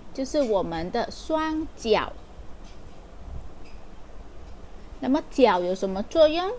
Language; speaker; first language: Chinese; native; Chinese